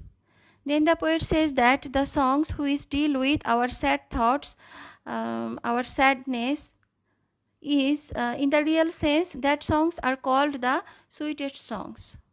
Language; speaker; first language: English; non-native, local second language; Bangla